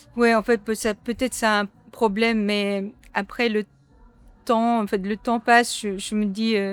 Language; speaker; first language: French; non-native, fluent; Korean